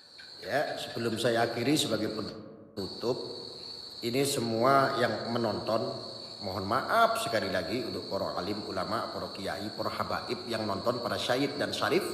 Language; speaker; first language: Indonesian; non-native, local second language; Javanese